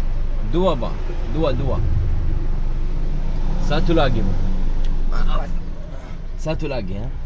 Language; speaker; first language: Indonesian; non-native, learner; Arabic